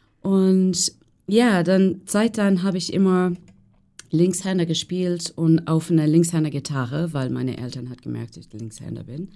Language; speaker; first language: German; non-native, fluent; English